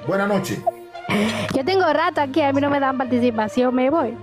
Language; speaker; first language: Spanish; native; Spanish